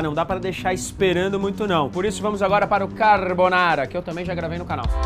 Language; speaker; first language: Portuguese; native; Portuguese